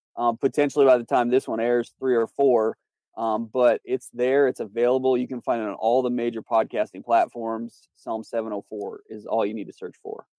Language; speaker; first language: English; native; English